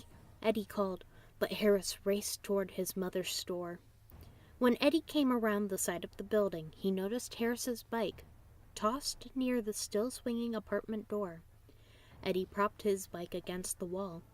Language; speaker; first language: English; native; English